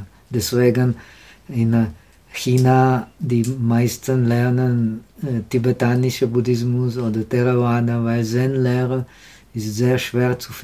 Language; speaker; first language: German; non-native, learner; Czech